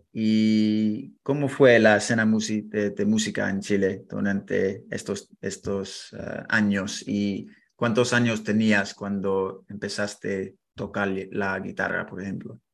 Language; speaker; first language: Spanish; non-native, learner; English